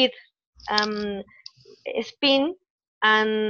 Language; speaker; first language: English; non-native, learner; Spanish